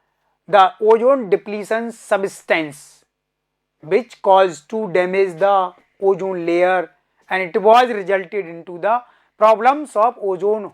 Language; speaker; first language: English; non-native, local second language; Hindi